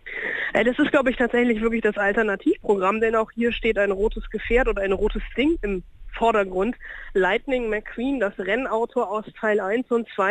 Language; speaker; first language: German; native; German